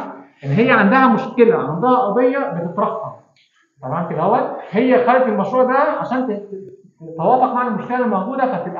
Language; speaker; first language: Arabic; native; Arabic